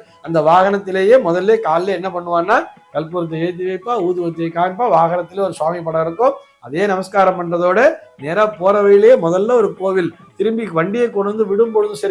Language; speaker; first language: Tamil; native; Tamil